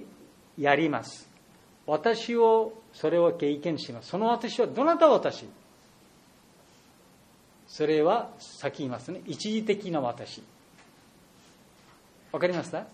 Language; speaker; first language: Japanese; non-native, learner; Bangla